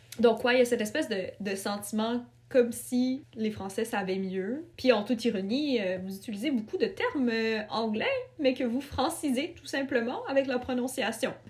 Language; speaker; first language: French; early bilingual, other home language; Russian